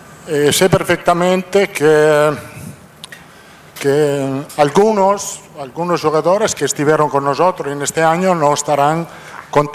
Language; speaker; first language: Portuguese; non-native, fluent; Italian